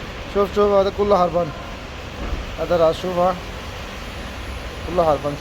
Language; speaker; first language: Arabic; non-native, learner; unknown